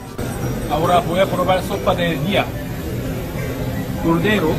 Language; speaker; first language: Spanish; non-native, learner; Korean